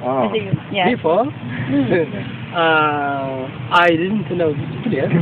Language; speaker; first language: English; non-native, learner; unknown